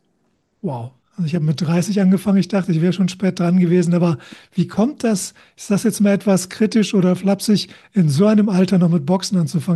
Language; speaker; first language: German; native; German